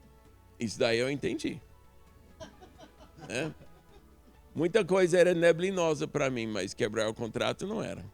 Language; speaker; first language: Portuguese; non-native, local second language; English